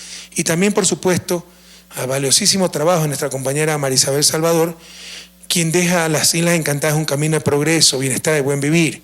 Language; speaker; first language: Spanish; native; Spanish